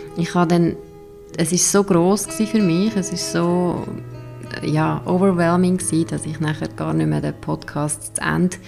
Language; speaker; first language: German; native; German